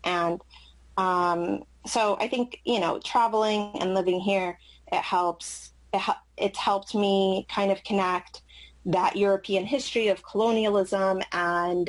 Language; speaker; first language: English; early bilingual, other home language; Arabic